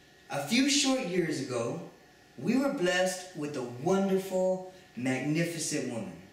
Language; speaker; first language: English; early bilingual, other home language; Spanish